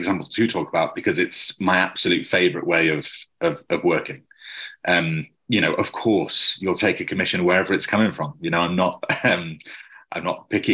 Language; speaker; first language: English; native; English